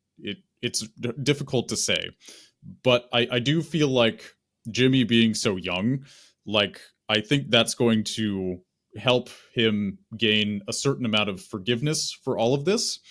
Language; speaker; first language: English; native; English